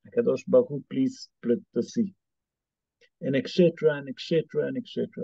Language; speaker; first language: English; non-native, fluent; Hebrew